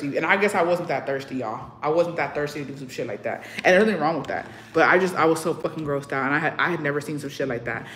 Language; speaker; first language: English; early bilingual, other home language; Spanish